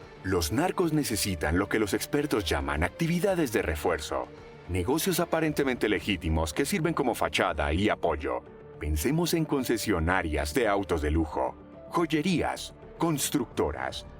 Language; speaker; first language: Spanish; native; Spanish